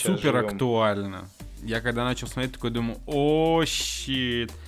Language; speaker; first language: Russian; native; Russian